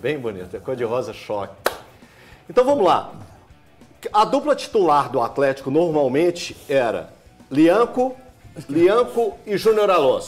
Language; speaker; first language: Portuguese; native; Portuguese